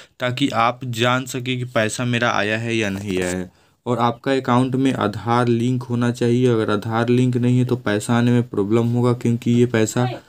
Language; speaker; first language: Hindi; native; Hindi